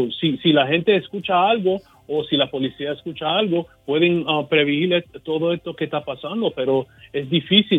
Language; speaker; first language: Spanish; early bilingual, heritage; Spanish